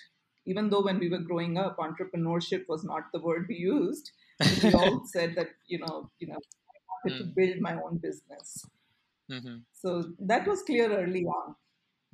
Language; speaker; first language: English; non-native, local second language; Gujarati